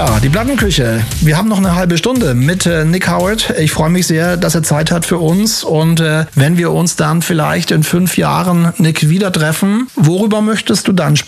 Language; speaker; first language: German; native; German